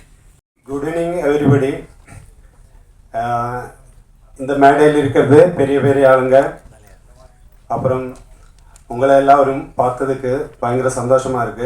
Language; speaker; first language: Tamil; non-native, learner; Malayalam